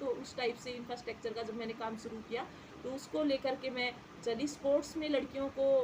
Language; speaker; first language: Hindi; native; Hindi